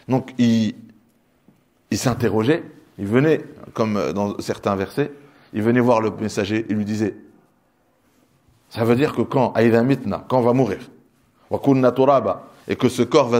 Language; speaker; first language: French; native; French